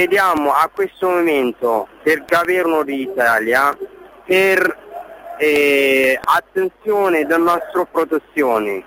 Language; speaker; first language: Italian; non-native, learner; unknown